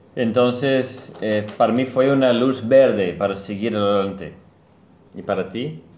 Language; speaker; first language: Spanish; non-native, learner; English